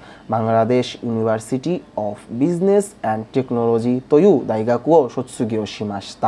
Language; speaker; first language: Japanese; non-native, learner; Bangla